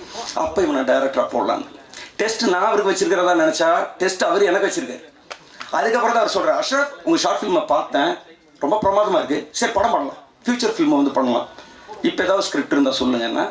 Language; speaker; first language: Tamil; native; Tamil